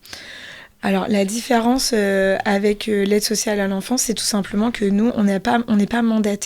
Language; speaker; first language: French; native; French